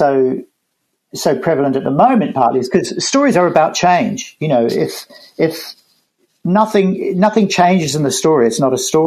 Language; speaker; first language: English; native; English